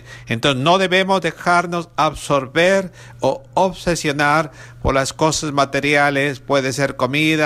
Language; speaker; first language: Spanish; native; Spanish